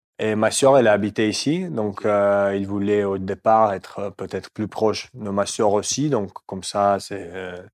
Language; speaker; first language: French; non-native, fluent; Russian